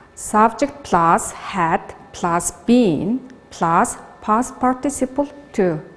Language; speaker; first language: English; non-native, learner; Mongolian